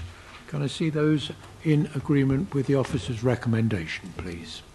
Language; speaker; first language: English; native; English